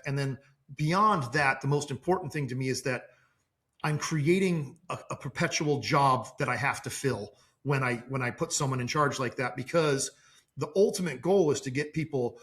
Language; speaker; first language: English; native; English